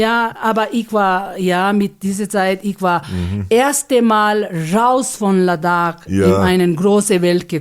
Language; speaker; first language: German; non-native, learner; Ladakhi